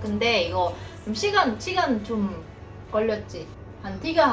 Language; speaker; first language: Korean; non-native, fluent; Indonesian